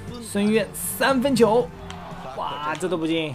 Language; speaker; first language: Chinese; native; Chinese